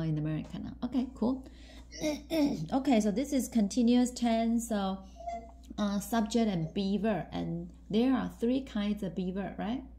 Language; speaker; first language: English; non-native, fluent; Chinese